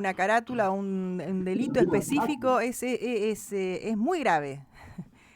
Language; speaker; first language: Spanish; native; Spanish